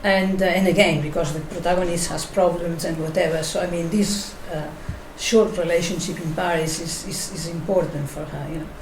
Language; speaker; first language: English; non-native, fluent; Catalan